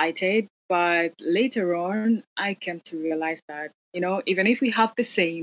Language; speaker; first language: English; non-native, local second language; Acoli